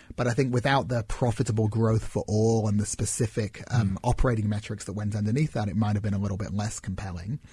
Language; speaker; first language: English; native; English